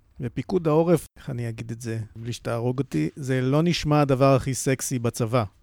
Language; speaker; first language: Hebrew; native; Hebrew